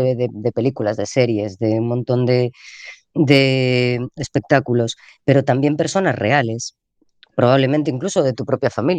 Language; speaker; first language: Spanish; native; Spanish